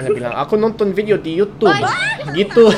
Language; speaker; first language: Indonesian; non-native, learner; English